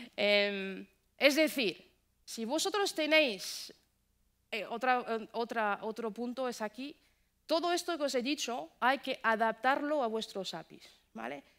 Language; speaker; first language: Spanish; non-native, fluent; French